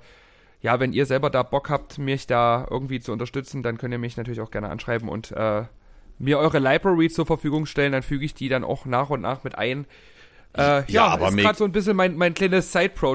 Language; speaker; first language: German; native; German